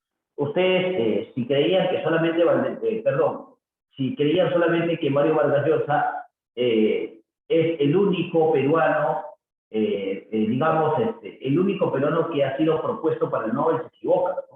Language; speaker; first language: Spanish; native; Spanish